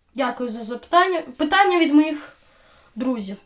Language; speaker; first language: Ukrainian; native; Ukrainian